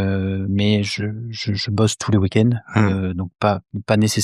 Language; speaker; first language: French; native; French